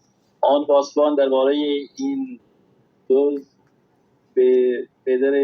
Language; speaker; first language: Persian; non-native, learner; Urdu